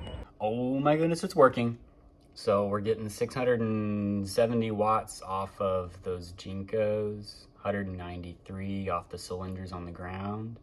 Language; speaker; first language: English; native; English